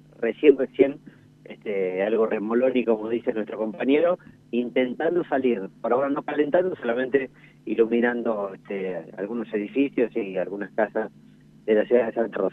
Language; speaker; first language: Spanish; native; Spanish